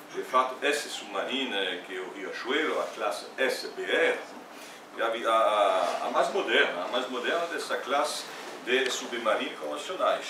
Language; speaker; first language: Portuguese; non-native, fluent; French